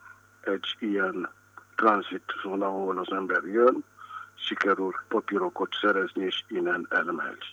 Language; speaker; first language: Hungarian; non-native, fluent; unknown